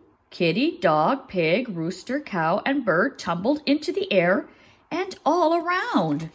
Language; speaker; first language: English; native; English